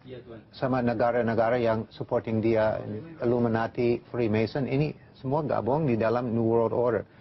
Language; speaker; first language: Indonesian; non-native, fluent; English